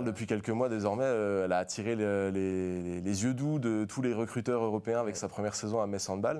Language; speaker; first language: French; native; French